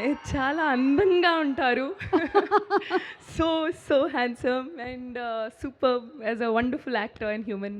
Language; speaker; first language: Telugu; non-native, local second language; Hindi